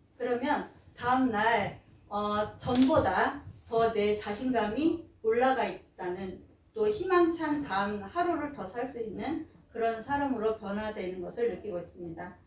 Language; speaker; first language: Korean; native; Korean